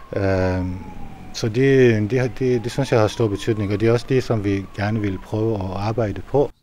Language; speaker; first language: Danish; non-native, fluent; Persian